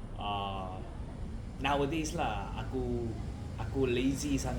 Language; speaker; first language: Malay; non-native, learner; Korean